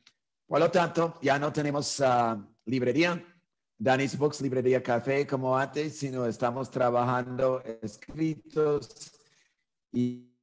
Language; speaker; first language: Spanish; non-native, fluent; English